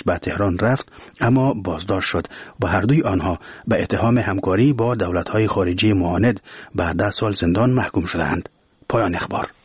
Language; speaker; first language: Persian; native; Persian